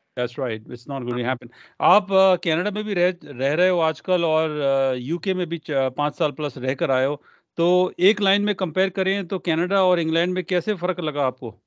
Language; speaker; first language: Hindi; non-native, local second language; Punjabi